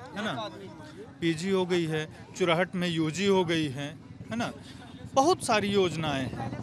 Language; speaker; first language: Hindi; native; Hindi